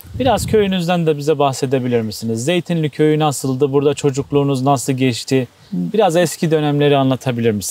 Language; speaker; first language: Turkish; native; Turkish